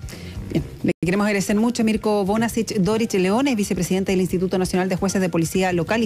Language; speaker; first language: Spanish; native; Spanish